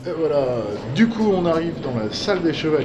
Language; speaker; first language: French; native; French